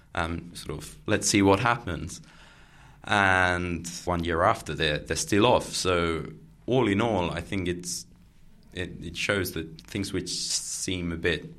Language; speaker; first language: English; non-native, fluent; Catalan